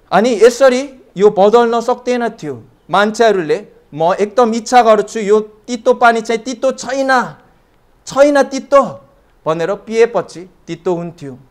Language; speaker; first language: Nepali; non-native, fluent; Korean